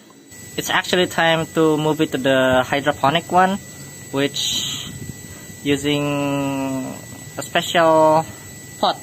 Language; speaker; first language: English; non-native, learner; Indonesian